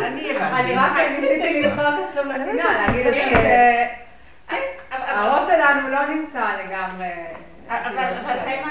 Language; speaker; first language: Hebrew; non-native, fluent; English